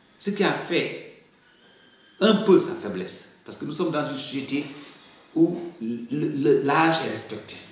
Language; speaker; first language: French; non-native, local second language; Wolof